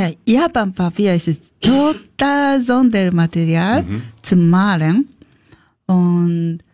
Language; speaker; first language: German; non-native, learner; Japanese